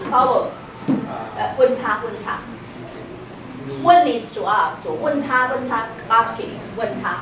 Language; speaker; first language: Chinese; non-native, fluent; English